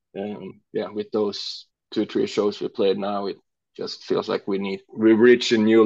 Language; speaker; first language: English; non-native, fluent; Norwegian